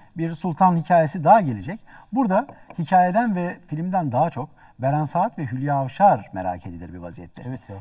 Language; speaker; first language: Turkish; native; Turkish